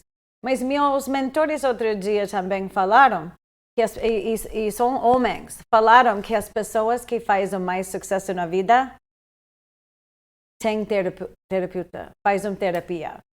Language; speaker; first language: Portuguese; non-native, fluent; English